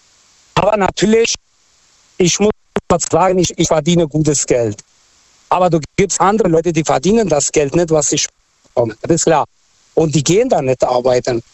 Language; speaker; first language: German; non-native, fluent; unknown